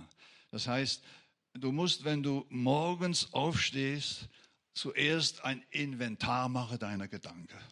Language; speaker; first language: German; non-native, fluent; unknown